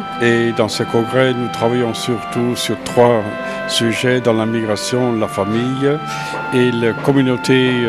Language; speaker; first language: French; non-native, fluent; German